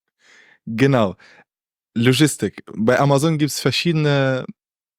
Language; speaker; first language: German; non-native, learner; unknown